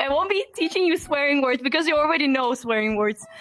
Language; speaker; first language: English; non-native, fluent; Russian